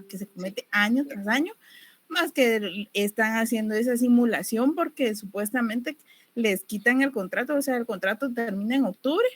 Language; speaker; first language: Spanish; native; Spanish